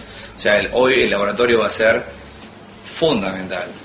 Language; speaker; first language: Spanish; native; Spanish